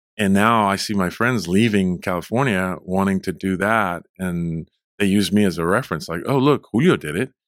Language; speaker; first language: English; early bilingual, other home language; Spanish